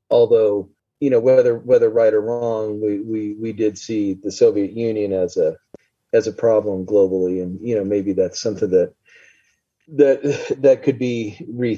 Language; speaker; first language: English; native; English